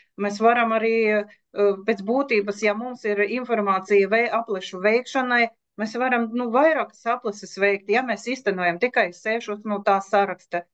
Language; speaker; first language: Latvian; non-native, local second language; Russian